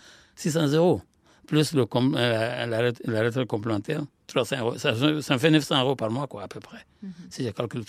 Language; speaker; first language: French; non-native, local second language; Soninke